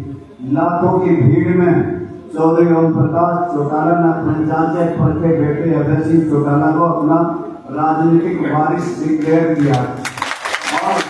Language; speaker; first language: Hindi; native; Hindi